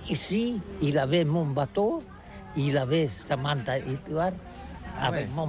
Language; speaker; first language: French; non-native, learner; Catalan